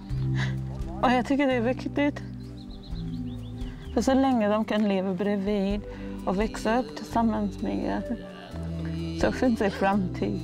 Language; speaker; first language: Swedish; non-native, fluent; Māori